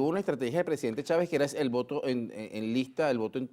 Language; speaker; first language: Spanish; native; Spanish